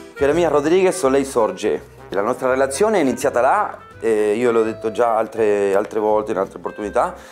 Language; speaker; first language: Italian; non-native, fluent; Spanish